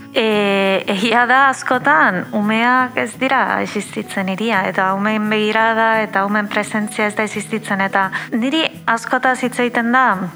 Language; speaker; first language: Basque; non-native, fluent; Italian